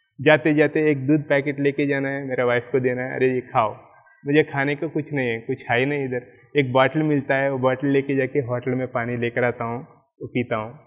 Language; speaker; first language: Hindi; non-native, local second language; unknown